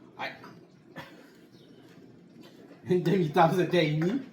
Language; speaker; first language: French; native; French